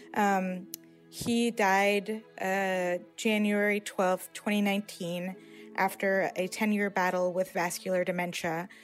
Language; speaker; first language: English; native; English